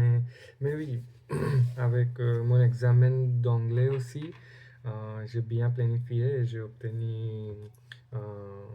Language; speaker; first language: French; non-native, learner; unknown